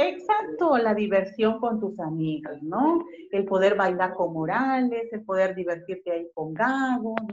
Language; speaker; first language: Spanish; native; Spanish